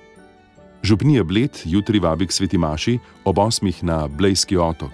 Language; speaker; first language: Slovenian; native; Slovenian